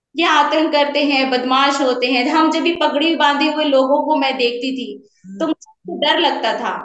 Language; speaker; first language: Hindi; native; Hindi